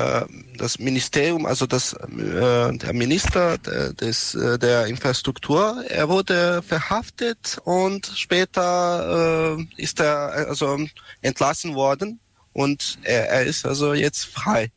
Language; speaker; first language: German; non-native, learner; Serbian